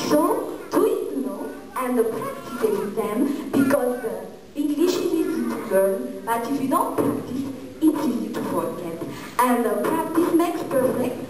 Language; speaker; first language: English; non-native, learner; Malagasy